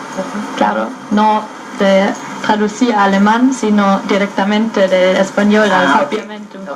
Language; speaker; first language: Spanish; non-native, fluent; German